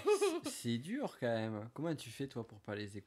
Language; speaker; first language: French; native; French